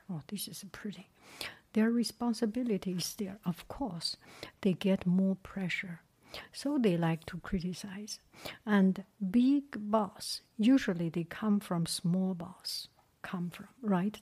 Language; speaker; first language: English; non-native, fluent; Chinese